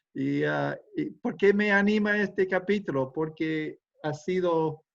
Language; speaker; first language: Spanish; non-native, fluent; English